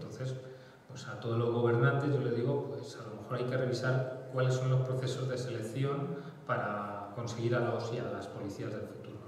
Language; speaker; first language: Spanish; native; Spanish